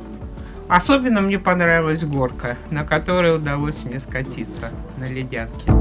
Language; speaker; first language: Russian; native; Russian